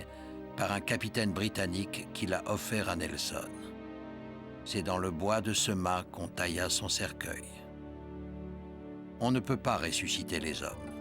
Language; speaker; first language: French; native; French